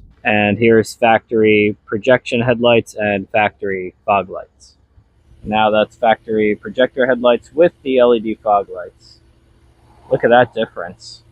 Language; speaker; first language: English; native; English